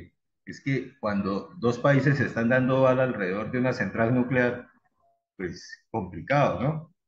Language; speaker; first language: Spanish; native; Spanish